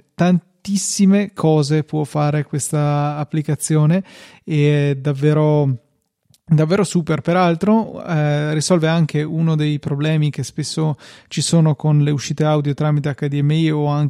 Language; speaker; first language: Italian; native; Italian